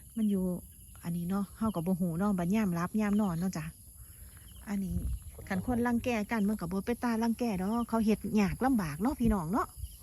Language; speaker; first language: Thai; native; Thai